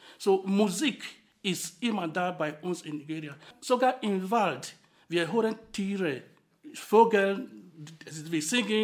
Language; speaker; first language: German; non-native, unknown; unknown